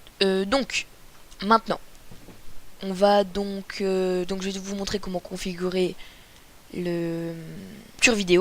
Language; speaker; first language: French; native; French